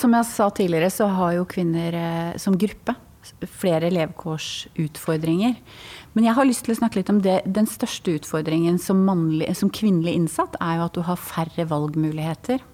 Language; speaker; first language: Norwegian; native; Norwegian